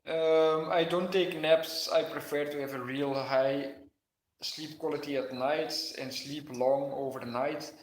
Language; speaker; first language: English; non-native, fluent; Dutch